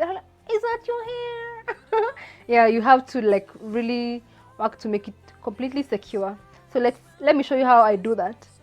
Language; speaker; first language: English; non-native, local second language; Swahili